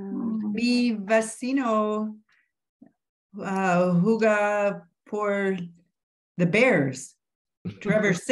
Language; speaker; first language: Spanish; non-native, learner; English